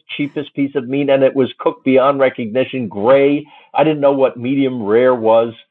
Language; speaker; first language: English; native; English